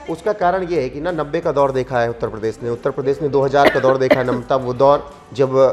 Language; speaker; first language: Hindi; native; Hindi